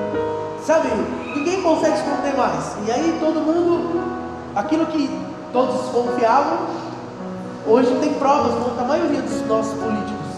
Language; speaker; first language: Portuguese; native; Portuguese